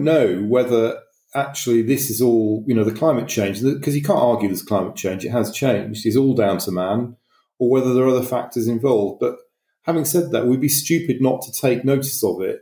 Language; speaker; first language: English; native; English